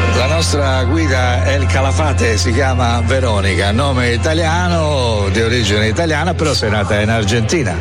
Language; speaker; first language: Italian; native; Italian